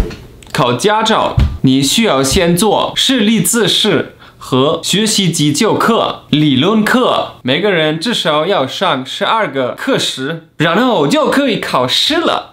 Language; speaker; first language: Chinese; non-native, fluent; German